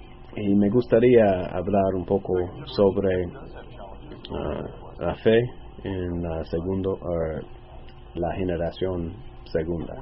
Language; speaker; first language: Spanish; non-native, fluent; English